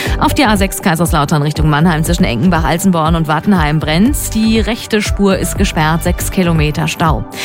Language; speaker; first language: German; native; German